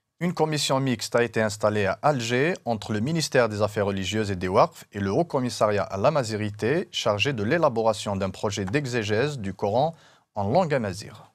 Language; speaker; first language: French; non-native, local second language; Arabic